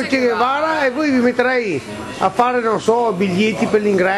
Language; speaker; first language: Italian; native; Italian